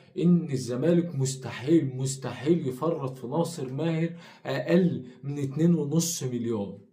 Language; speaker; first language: Arabic; native; Arabic